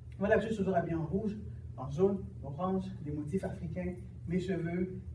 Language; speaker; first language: French; early bilingual, other home language; Haitian Creole